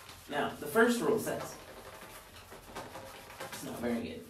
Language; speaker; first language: English; non-native, fluent; Spanish